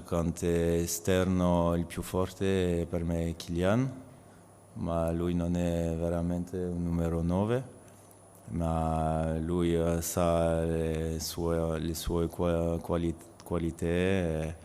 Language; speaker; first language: Italian; non-native, learner; French